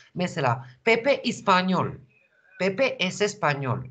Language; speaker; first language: Turkish; non-native, fluent; Spanish